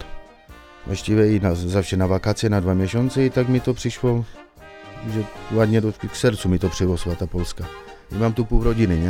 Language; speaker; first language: Polish; early bilingual, heritage; Czech